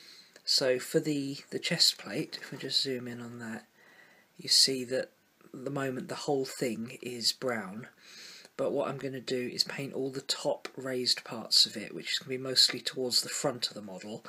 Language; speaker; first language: English; native; English